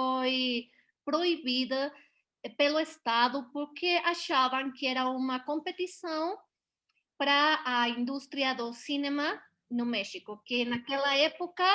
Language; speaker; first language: Portuguese; non-native, learner; Spanish